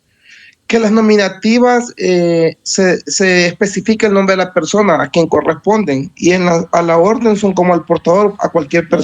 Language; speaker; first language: Spanish; native; Spanish